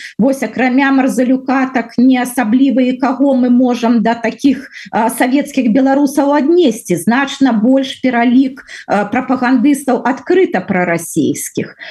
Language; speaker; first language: Belarusian; non-native, local second language; Russian